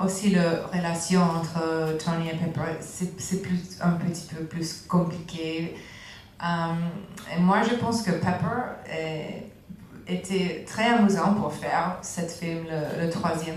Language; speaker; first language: French; non-native, learner; English